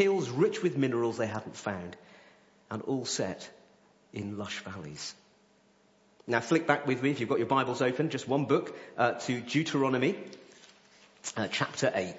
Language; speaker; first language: English; native; English